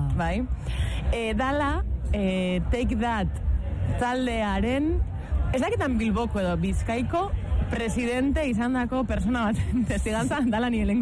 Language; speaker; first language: Basque; native; Basque